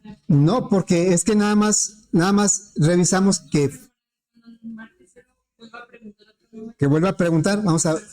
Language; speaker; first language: Spanish; native; Spanish